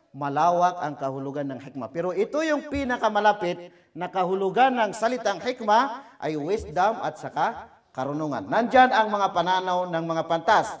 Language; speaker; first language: Filipino; non-native, local second language; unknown